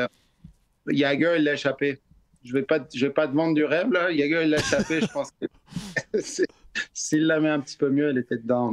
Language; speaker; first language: French; native; French